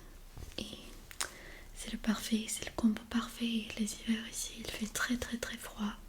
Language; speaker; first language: French; non-native, fluent; Armenian